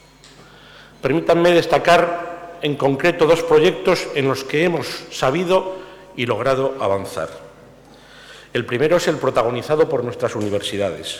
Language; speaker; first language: Spanish; native; Spanish